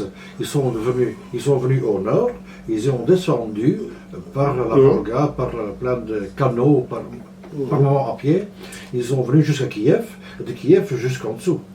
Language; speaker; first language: French; non-native, local second language; Dutch